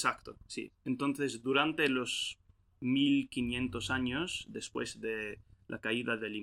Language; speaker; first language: Portuguese; non-native, learner; English